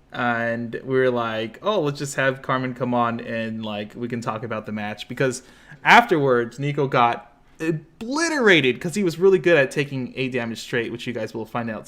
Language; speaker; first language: English; native; English